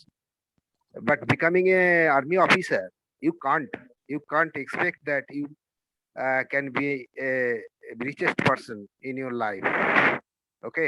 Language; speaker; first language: English; non-native, learner; Hindi